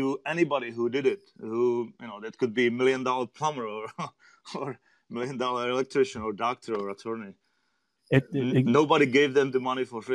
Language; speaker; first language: English; non-native, learner; Czech